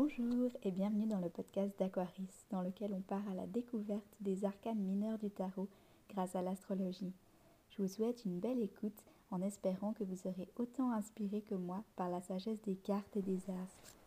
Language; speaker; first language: French; native; French